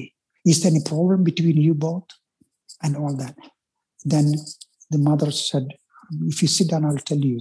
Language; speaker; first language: English; non-native, local second language; Malayalam